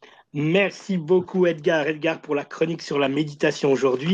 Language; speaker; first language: French; native; French